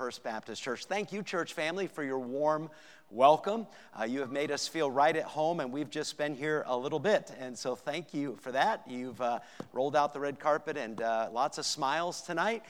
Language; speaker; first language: English; native; English